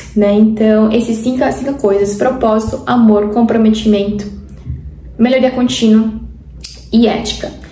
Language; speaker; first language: Portuguese; non-native, fluent; Spanish